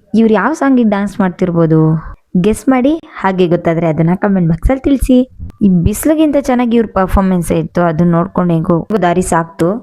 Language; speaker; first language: Kannada; non-native, local second language; Lambadi